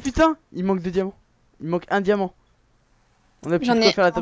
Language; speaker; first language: French; native; French